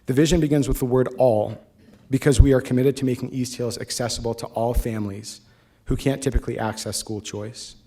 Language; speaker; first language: English; native; English